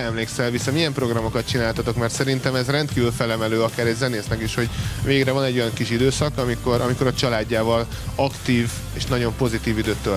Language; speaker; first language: Hungarian; native; Hungarian